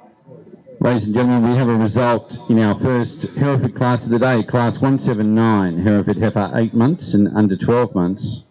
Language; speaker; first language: English; native; English